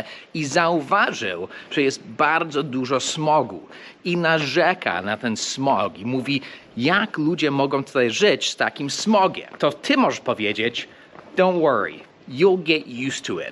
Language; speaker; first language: Polish; non-native, fluent; English